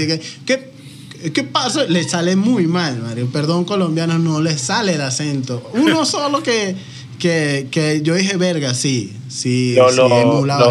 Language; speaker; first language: Spanish; native; Spanish